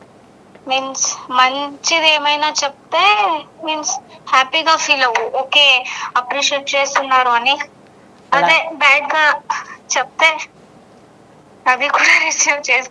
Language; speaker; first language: Telugu; non-native, local second language; Kannada